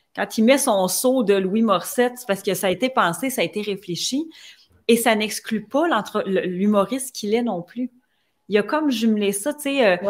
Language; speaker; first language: French; native; French